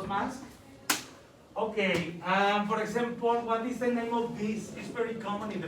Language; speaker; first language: English; non-native, learner; Spanish